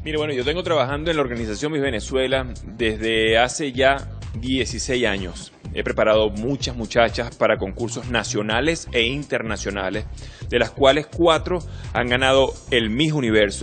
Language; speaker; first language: Spanish; native; Spanish